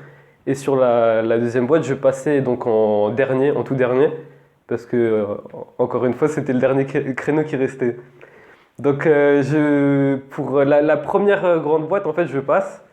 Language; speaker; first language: French; native; French